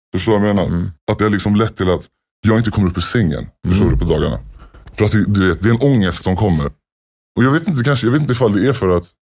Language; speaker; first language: Swedish; native; Swedish